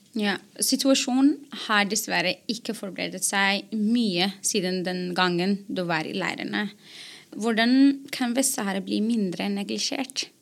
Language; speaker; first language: Norwegian; non-native, fluent; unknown